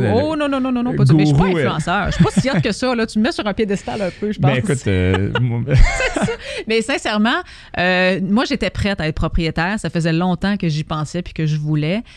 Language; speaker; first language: French; native; French